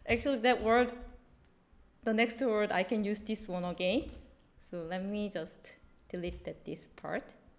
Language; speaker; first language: English; non-native, fluent; Korean